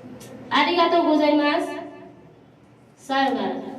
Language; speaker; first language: Japanese; non-native, learner; Nepali